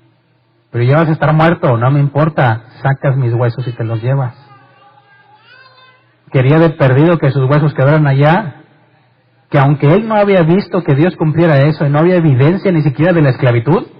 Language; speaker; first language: Spanish; native; Spanish